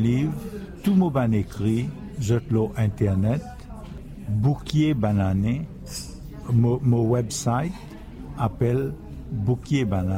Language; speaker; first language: French; non-native, local second language; Morisyen